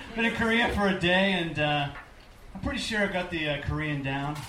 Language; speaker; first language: English; native; English